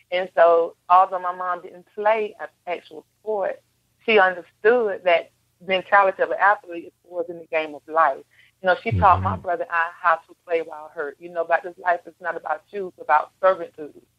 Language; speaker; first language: English; native; English